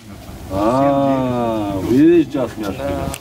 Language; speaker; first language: Russian; non-native, learner; Bulgarian